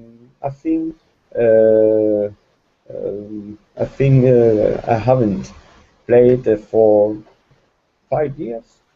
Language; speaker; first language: English; non-native, fluent; Spanish